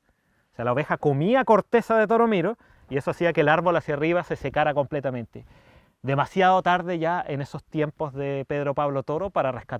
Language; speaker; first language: Spanish; native; Spanish